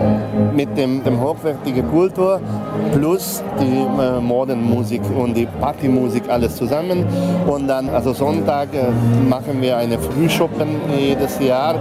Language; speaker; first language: German; non-native, local second language; Hungarian